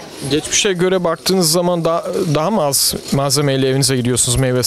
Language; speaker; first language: Turkish; native; Turkish